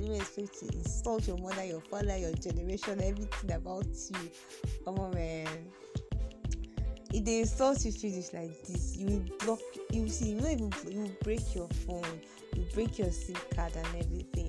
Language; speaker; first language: English; non-native, local second language; Yoruba